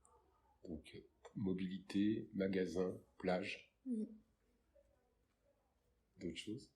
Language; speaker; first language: French; native; French